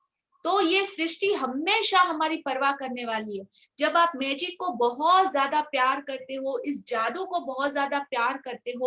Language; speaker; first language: Hindi; native; Hindi